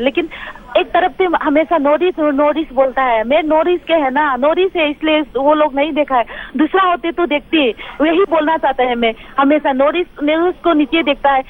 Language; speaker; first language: Hindi; non-native, local second language; Manipuri